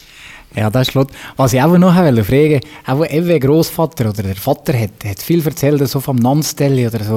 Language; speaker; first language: German; native; German